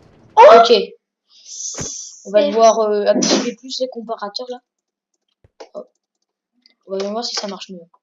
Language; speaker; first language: French; native; French